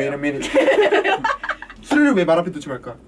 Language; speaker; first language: Korean; native; Korean